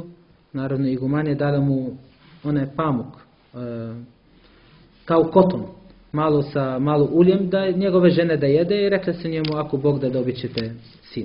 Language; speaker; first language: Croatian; non-native, learner; Arabic